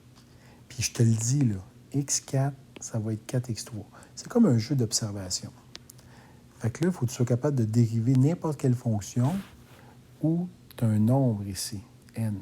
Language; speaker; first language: French; native; French